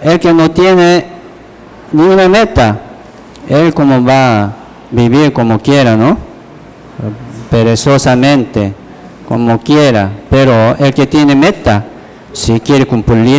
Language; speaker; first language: Spanish; non-native, learner; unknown